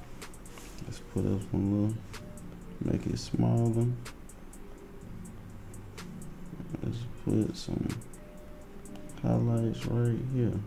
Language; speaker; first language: English; native; English